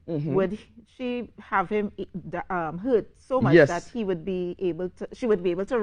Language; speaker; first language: English; native; English